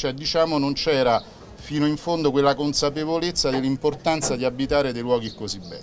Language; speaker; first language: Italian; native; Italian